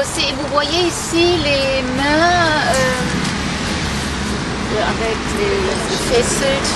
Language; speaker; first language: French; non-native, fluent; German